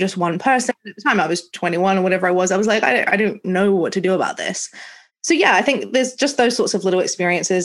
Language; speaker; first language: English; native; English